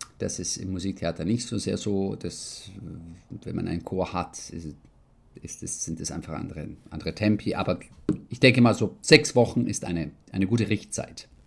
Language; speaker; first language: German; early bilingual, heritage; Italian